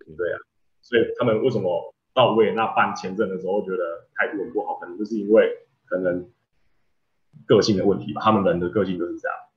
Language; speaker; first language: Chinese; native; Chinese